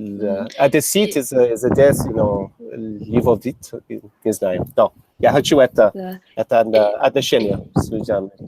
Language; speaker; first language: Russian; non-native, learner; English